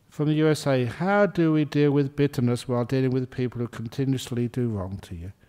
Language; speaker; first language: English; native; English